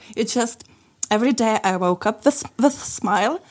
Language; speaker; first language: English; non-native, fluent; Lithuanian